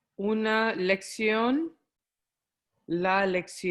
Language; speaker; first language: Spanish; non-native, learner; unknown